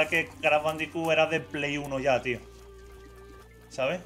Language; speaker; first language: Spanish; native; Spanish